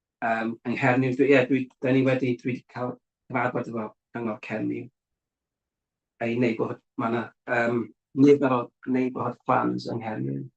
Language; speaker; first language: Welsh; native; Welsh